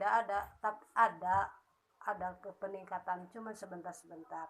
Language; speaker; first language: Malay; non-native, local second language; Sundanese